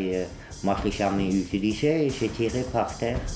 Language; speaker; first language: French; non-native, local second language; Swiss German